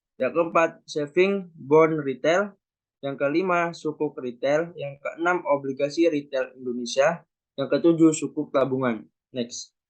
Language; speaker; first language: Indonesian; native; Indonesian